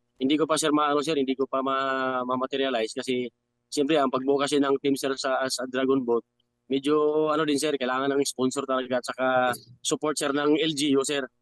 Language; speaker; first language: Filipino; non-native, local second language; Hiligaynon